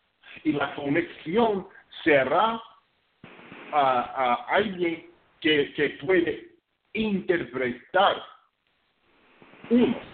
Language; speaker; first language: Spanish; non-native, fluent; English